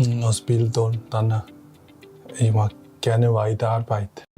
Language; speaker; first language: German; non-native, learner; Tibetan